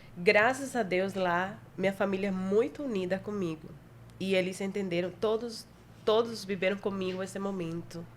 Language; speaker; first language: Portuguese; non-native, fluent; Spanish